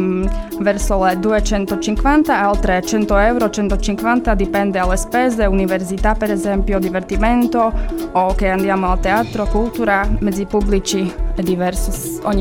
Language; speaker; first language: Italian; non-native, learner; Slovak